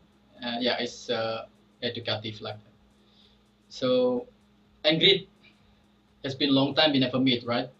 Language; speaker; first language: English; non-native, fluent; Indonesian